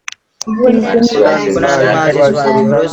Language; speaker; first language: Indonesian; native; Indonesian